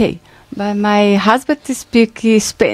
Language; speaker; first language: English; non-native, learner; Portuguese